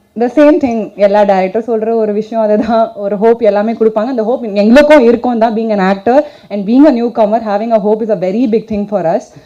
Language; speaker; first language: Tamil; non-native, learner; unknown